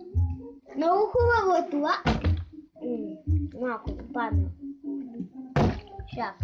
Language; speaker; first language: Bulgarian; native; Bulgarian